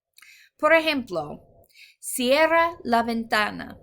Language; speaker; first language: Spanish; non-native, fluent; English